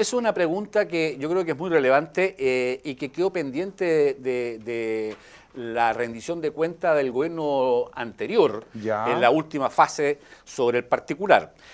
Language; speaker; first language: Spanish; native; Spanish